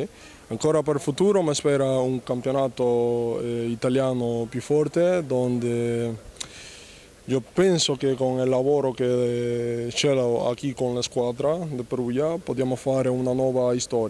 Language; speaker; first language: Italian; non-native, learner; Spanish